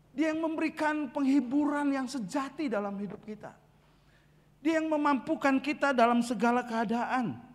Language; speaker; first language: Indonesian; native; Indonesian